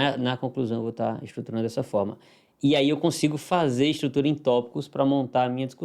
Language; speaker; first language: Portuguese; native; Portuguese